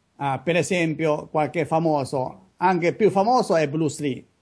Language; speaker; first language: Italian; non-native, learner; Chinese